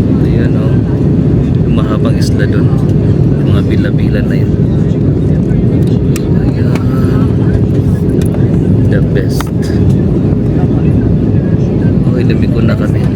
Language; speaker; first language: Filipino; non-native, local second language; Waray